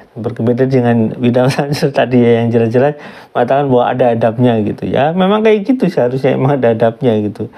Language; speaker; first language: Indonesian; native; Indonesian